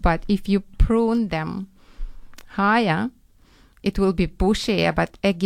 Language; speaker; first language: English; non-native, fluent; Ukrainian